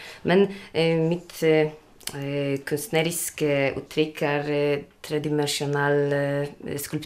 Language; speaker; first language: Norwegian; non-native, learner; Polish